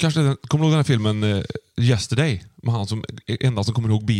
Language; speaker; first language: Swedish; native; Swedish